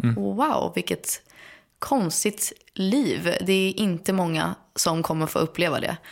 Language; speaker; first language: Swedish; early bilingual, heritage; Swedish